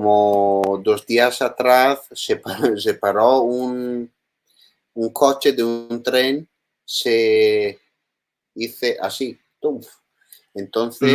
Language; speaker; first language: Spanish; non-native, learner; Italian